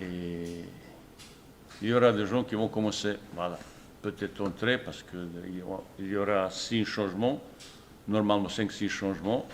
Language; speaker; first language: French; non-native, fluent; Bosnian